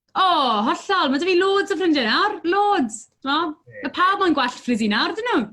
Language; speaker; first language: Welsh; native; Welsh